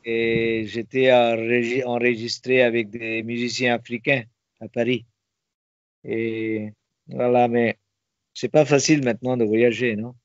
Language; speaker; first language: French; non-native, fluent; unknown